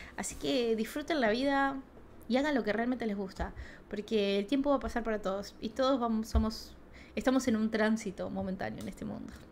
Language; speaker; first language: Spanish; native; Spanish